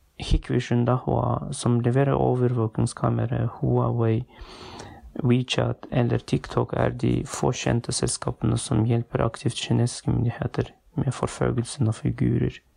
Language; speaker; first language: Norwegian; non-native, fluent; Uyghur